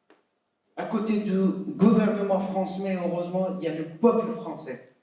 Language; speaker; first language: French; non-native, fluent; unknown